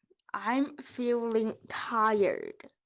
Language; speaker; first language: English; non-native, learner; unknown